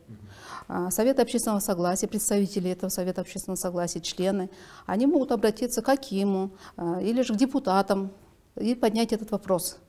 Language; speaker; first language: Russian; native; Russian